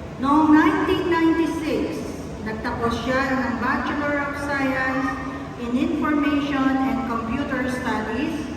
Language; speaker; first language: Filipino; native; Filipino